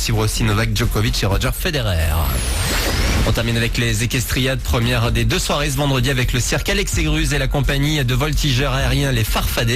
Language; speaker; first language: French; native; French